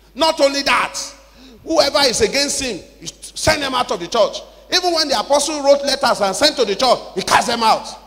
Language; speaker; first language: English; non-native, local second language; Yoruba